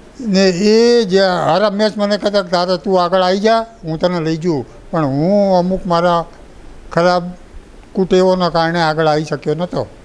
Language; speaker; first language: Gujarati; non-native, local second language; Sindhi